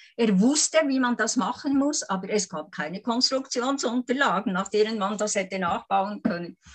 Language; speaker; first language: German; native; German